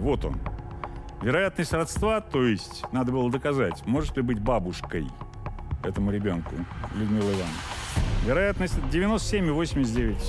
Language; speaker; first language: Russian; native; Russian